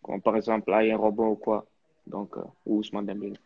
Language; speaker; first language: French; early bilingual, heritage; French